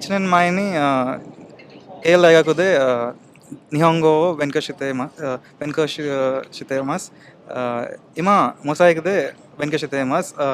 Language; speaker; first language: Japanese; non-native, learner; Telugu